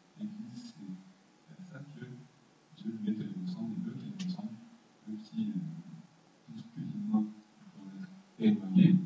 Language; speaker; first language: French; native; French